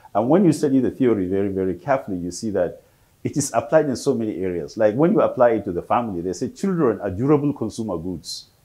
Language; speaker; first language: English; non-native, local second language; Hausa